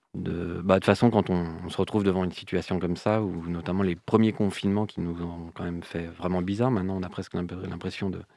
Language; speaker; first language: French; native; French